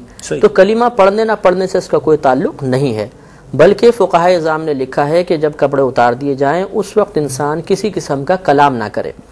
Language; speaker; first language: Urdu; native; Urdu